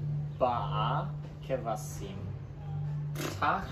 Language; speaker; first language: Hebrew; non-native, learner; English